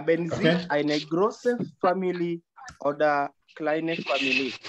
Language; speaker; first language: German; non-native, learner; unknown